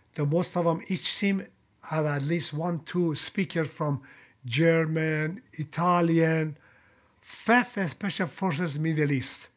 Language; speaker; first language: English; non-native, fluent; Persian